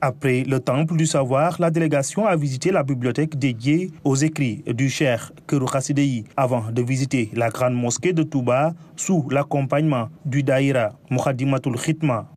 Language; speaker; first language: French; non-native, local second language; Wolof